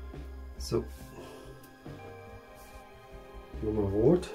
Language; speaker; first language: German; native; German